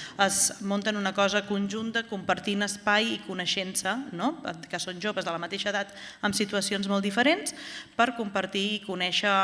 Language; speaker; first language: Catalan; native; Catalan